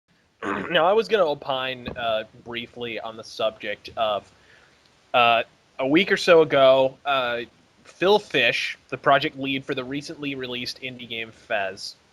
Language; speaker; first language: English; native; English